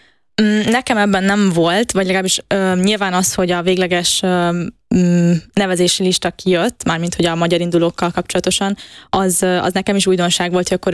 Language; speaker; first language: Hungarian; native; Hungarian